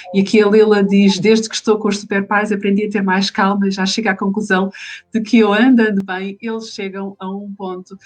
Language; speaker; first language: Portuguese; native; Portuguese